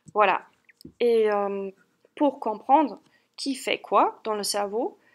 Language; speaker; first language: French; non-native, fluent; German